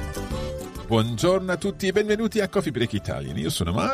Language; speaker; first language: Italian; non-native, fluent; English